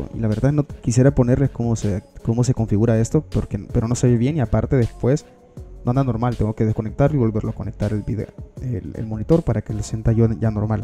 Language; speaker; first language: Spanish; native; Spanish